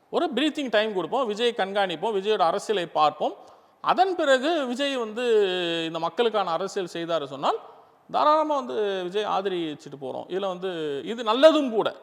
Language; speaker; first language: Tamil; non-native, local second language; Urdu